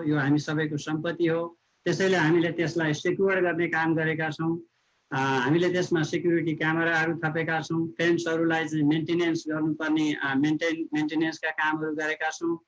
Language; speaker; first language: Nepali; native; Nepali